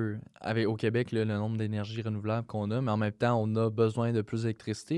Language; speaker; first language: French; native; French